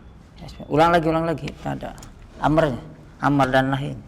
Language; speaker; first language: Indonesian; native; Indonesian